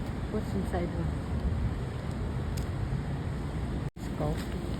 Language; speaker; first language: English; non-native, local second language; Cebuano